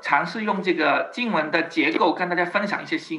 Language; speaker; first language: Chinese; native; Chinese